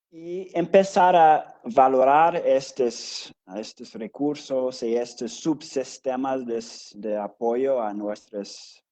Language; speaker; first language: Spanish; non-native, fluent; English